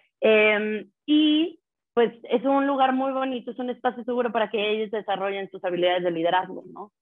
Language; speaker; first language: Spanish; native; Spanish